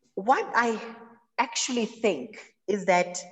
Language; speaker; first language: English; non-native, local second language; Zulu